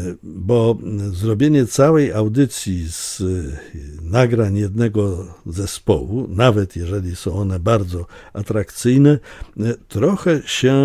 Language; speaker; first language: Polish; native; Polish